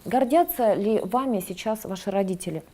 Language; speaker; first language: Russian; native; Russian